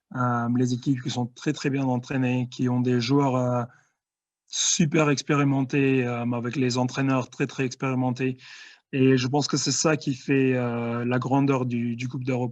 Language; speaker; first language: French; non-native, fluent; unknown